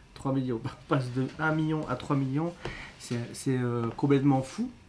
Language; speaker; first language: French; native; French